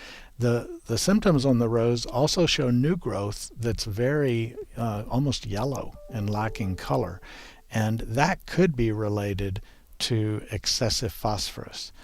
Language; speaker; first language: English; native; English